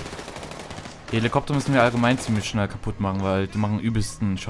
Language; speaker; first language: German; native; German